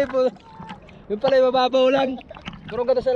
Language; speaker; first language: Filipino; native; Filipino